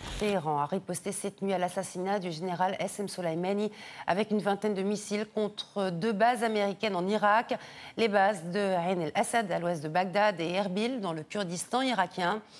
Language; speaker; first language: French; non-native, fluent; Persian